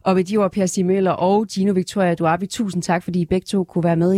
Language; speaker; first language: Danish; native; Danish